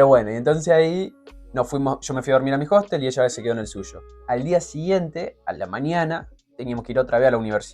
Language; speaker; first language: Spanish; native; Spanish